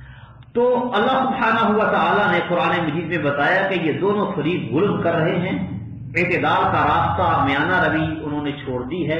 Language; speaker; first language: Urdu; native; Urdu